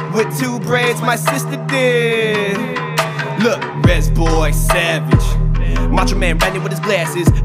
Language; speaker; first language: English; native; English